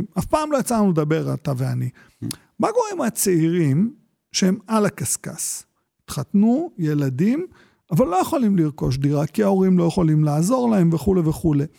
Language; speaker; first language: Hebrew; native; Hebrew